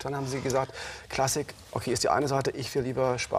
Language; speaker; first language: German; native; German